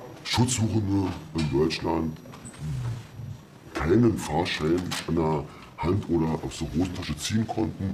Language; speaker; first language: German; native; German